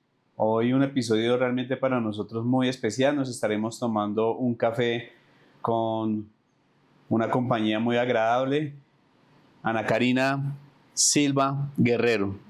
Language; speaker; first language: Spanish; native; Spanish